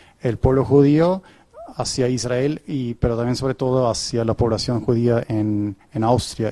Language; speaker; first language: Spanish; non-native, fluent; German